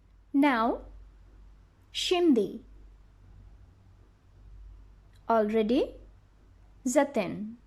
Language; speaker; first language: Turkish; non-native, fluent; Bangla